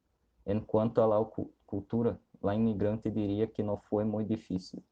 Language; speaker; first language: Spanish; non-native, learner; Portuguese